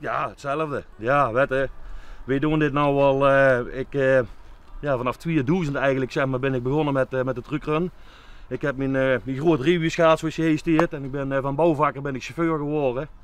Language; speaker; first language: Dutch; native; Dutch